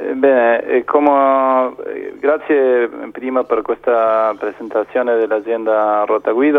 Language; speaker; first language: Italian; non-native, fluent; Spanish